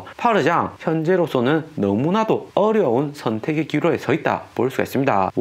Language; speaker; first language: Korean; native; Korean